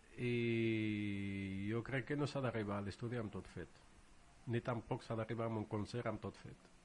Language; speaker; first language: Catalan; non-native, fluent; Arabic